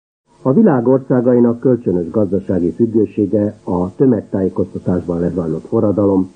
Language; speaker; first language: Hungarian; native; Hungarian